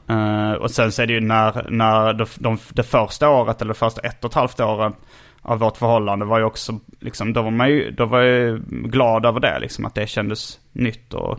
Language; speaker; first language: Swedish; native; Swedish